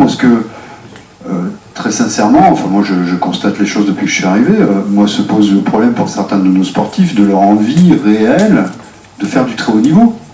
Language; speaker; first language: French; native; French